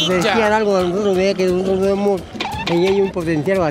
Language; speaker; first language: Spanish; native; Spanish